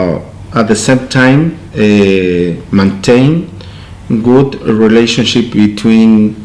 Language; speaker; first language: English; non-native, learner; Spanish